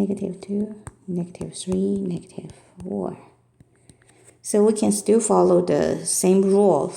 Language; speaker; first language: English; non-native, fluent; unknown